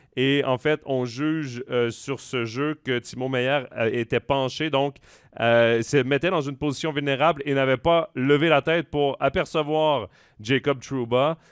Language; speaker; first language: French; native; French